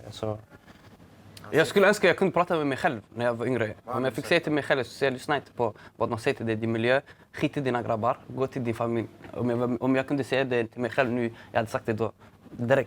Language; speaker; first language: Swedish; early bilingual, other home language; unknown